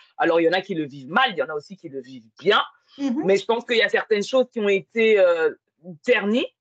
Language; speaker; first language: French; native; French